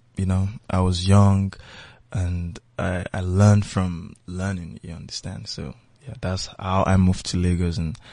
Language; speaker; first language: English; non-native, local second language; Yoruba